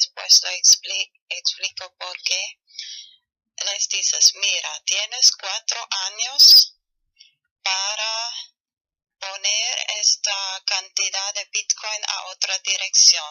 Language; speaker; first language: Spanish; non-native, fluent; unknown